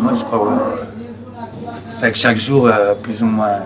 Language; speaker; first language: French; non-native, learner; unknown